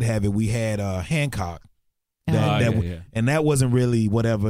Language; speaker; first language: English; native; English